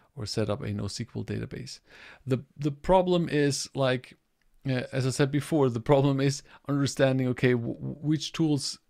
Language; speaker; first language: English; non-native, fluent; German